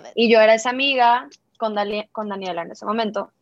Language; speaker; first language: Spanish; native; Spanish